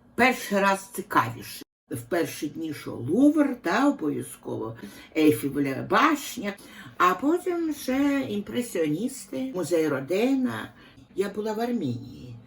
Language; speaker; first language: Ukrainian; non-native, local second language; Russian